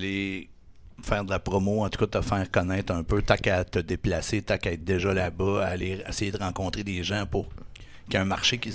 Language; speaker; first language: French; native; French